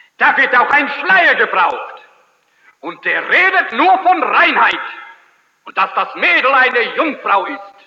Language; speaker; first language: German; early bilingual, heritage; German